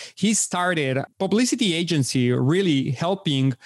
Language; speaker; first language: English; non-native, fluent; Spanish